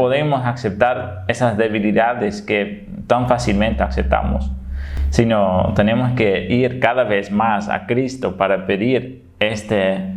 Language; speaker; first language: Spanish; non-native, fluent; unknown